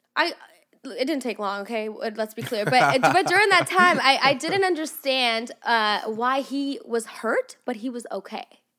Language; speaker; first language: English; non-native, fluent; Russian